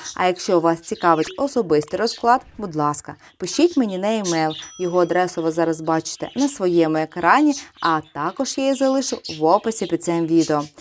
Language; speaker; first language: Ukrainian; non-native, local second language; Russian